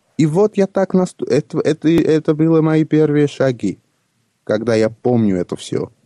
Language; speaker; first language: Russian; non-native, local second language; Armenian